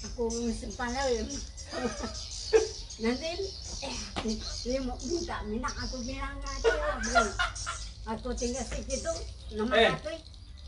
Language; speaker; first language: Indonesian; non-native, local second language; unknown